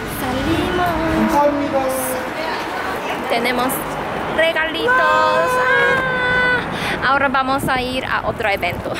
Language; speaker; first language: Spanish; non-native, fluent; Korean